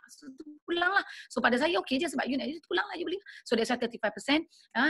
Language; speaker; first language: Malay; native; Malay